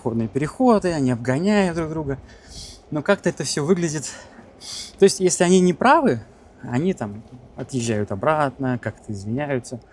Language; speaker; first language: Russian; native; Russian